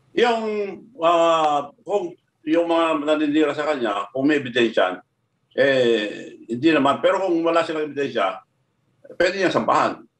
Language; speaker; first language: Filipino; non-native, local second language; Iloko